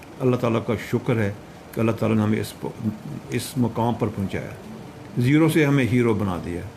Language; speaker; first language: Urdu; non-native, local second language; Punjabi